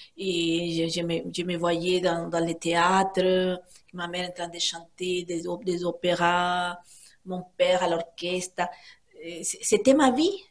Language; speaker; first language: French; non-native, fluent; Spanish